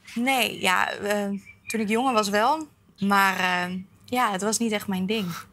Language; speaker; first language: Dutch; native; Dutch